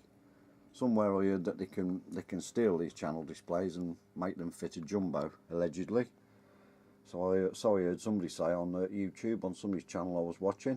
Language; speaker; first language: English; native; English